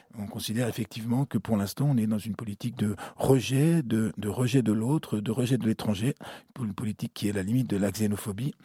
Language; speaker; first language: French; native; French